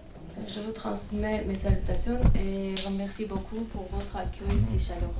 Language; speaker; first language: French; non-native, fluent; Armenian